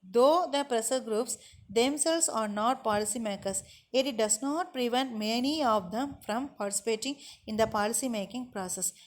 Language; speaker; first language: English; non-native, local second language; Tamil